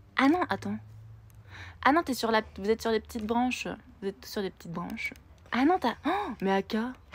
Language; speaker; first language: French; native; French